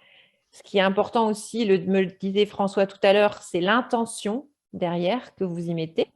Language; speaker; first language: French; native; French